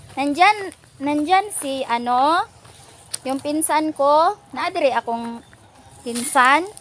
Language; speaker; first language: Filipino; non-native, local second language; Cebuano